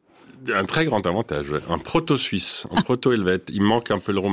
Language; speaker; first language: French; non-native, local second language; Swiss German